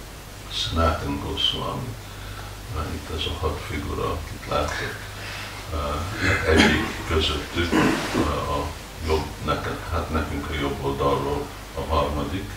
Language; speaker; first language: Hungarian; early bilingual, heritage; Hungarian